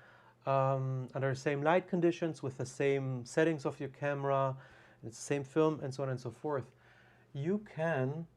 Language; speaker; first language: English; non-native, fluent; German